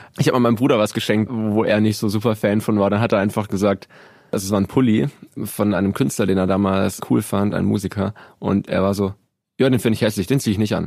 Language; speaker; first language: German; native; German